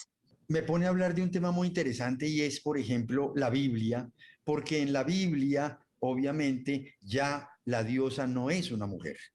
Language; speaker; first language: Spanish; native; Spanish